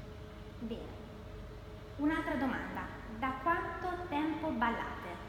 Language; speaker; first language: Italian; native; Italian